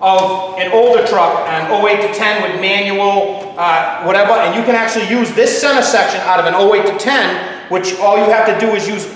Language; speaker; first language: English; native; English